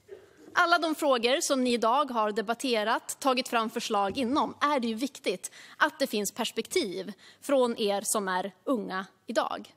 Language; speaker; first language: Swedish; native; Swedish